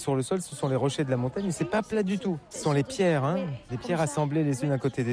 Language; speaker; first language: French; native; French